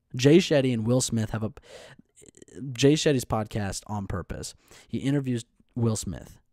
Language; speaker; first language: English; native; English